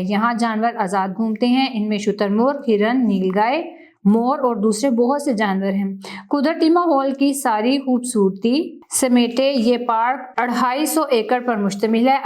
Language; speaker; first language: Urdu; native; Urdu